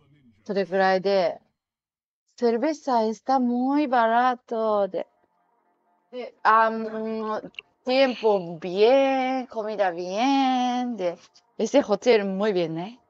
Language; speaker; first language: Spanish; non-native, learner; Japanese